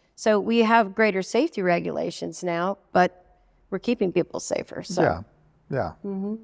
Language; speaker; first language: English; native; English